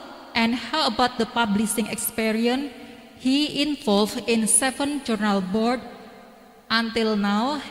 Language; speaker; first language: English; non-native, learner; Indonesian